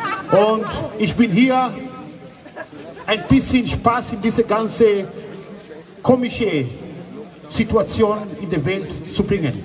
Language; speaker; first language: German; non-native, fluent; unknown